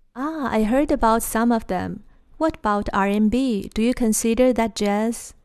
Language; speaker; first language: English; non-native, fluent; Chinese